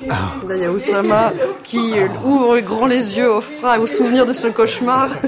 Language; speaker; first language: French; native; French